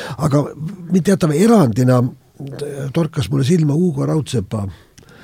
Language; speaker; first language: Estonian; native; Estonian